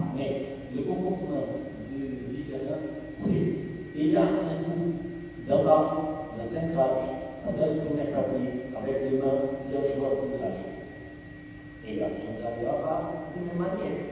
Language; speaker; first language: French; non-native, fluent; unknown